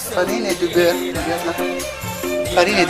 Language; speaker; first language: French; non-native, learner; Nepali